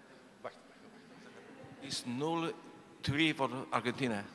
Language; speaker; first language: Dutch; non-native, learner; Polish